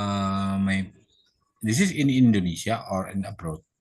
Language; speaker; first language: English; non-native, learner; Indonesian